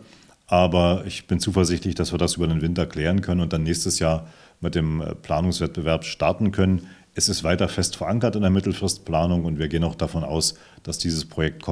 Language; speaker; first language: German; native; German